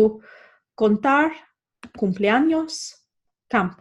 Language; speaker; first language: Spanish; non-native, fluent; English